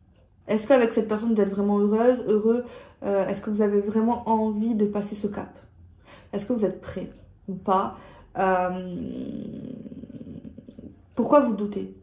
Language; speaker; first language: French; native; French